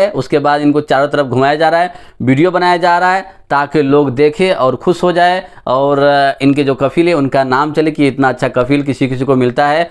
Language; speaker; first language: Hindi; native; Hindi